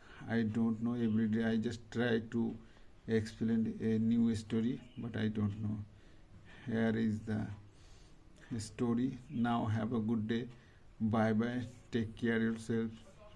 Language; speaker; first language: English; non-native, learner; Bangla